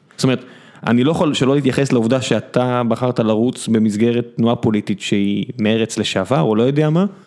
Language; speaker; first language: Hebrew; native; Hebrew